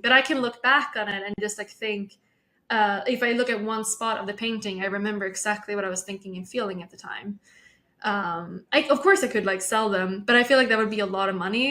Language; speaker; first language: English; non-native, fluent; Swedish